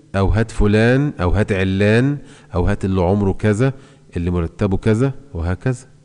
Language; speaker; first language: Arabic; native; Arabic